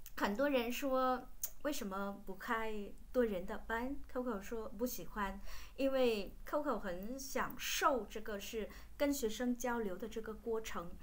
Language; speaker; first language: Chinese; non-native, fluent; Vietnamese